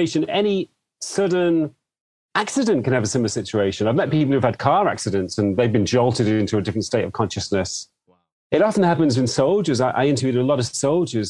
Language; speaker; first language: English; native; English